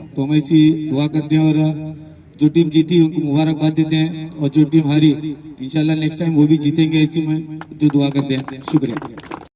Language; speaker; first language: Hindi; non-native, local second language; Urdu